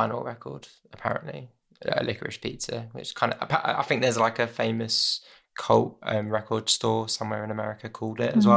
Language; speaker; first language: English; native; English